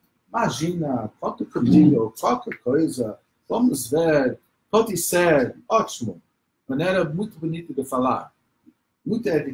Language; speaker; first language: Portuguese; non-native, fluent; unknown